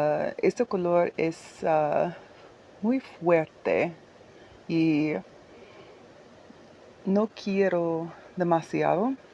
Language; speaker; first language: Spanish; non-native, learner; English